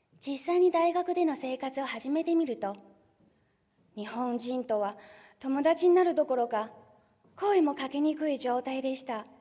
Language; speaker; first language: Japanese; non-native, fluent; Chinese